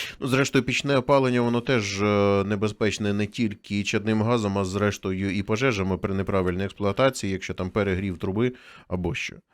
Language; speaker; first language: Ukrainian; native; Ukrainian